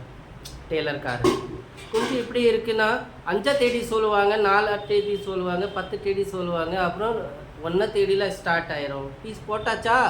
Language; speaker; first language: Tamil; non-native, local second language; Urdu